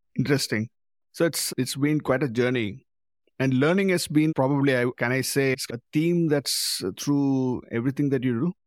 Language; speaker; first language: English; non-native, local second language; Tamil